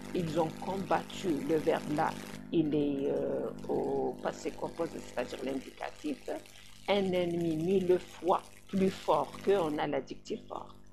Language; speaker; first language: French; non-native, local second language; Arabic